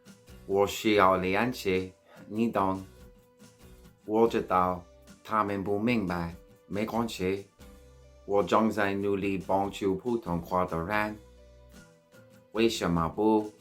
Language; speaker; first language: Chinese; non-native, learner; English